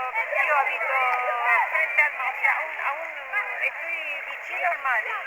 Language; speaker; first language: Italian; early bilingual, heritage; Spanish